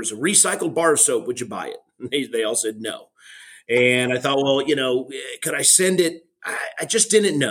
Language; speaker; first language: English; native; English